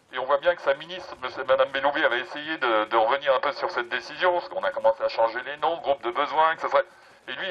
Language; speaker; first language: French; native; French